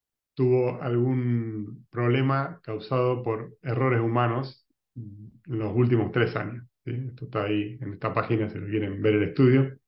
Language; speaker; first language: Spanish; native; Spanish